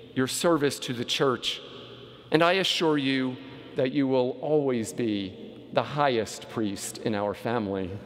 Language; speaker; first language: English; native; English